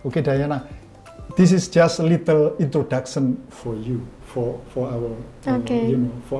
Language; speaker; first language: English; non-native, fluent; Indonesian